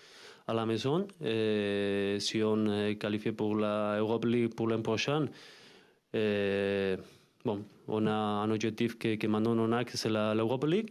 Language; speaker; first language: French; non-native, fluent; Spanish